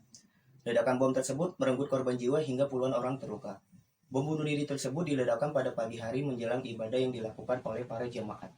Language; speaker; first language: Indonesian; native; Indonesian